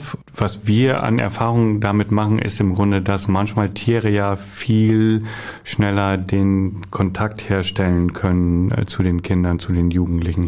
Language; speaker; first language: German; native; German